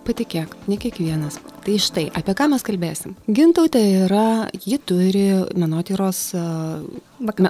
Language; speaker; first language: Lithuanian; native; Lithuanian